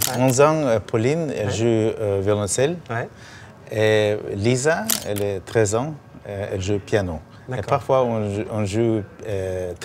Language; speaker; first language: French; non-native, learner; Russian